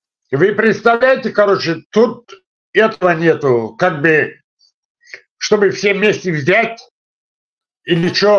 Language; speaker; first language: Russian; non-native, local second language; Tajik